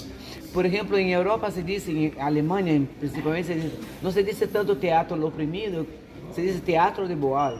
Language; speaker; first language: Spanish; non-native, fluent; Portuguese